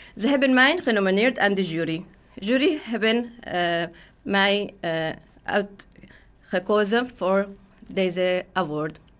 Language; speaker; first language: Dutch; non-native, learner; Arabic